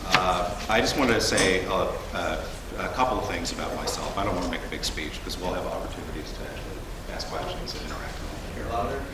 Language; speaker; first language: English; native; English